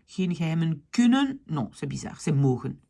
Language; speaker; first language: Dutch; non-native, fluent; French